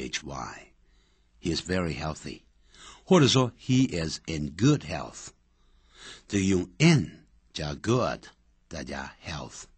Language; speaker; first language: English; non-native, fluent; Chinese